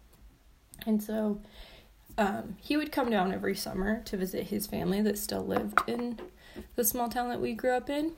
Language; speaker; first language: English; native; English